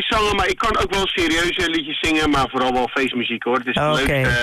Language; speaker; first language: Dutch; native; Dutch